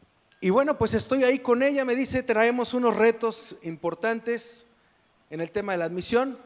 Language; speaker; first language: Spanish; native; Spanish